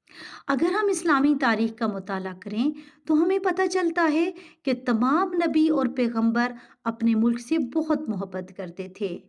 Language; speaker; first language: Urdu; native; Urdu